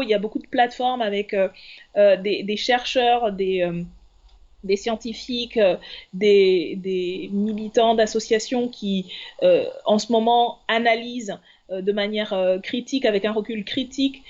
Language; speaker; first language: French; native; French